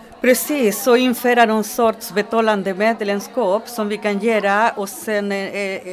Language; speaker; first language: Swedish; non-native, fluent; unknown